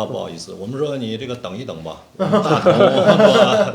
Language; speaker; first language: Chinese; native; Chinese